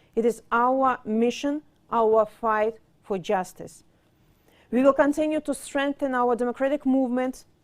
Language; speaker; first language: English; non-native, fluent; Russian